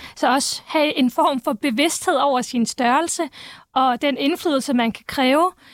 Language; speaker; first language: Danish; early bilingual, other home language; Turkish